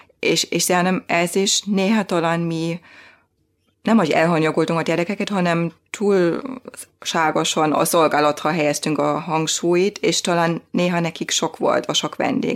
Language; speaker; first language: Hungarian; non-native, fluent; German